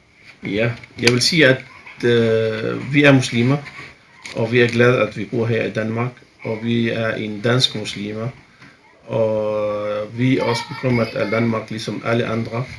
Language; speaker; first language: Danish; non-native, fluent; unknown